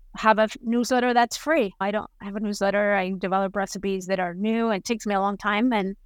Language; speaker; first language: English; non-native, fluent; Spanish